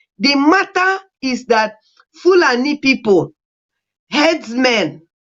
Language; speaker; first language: Nigerian Pidgin; non-native, local second language; English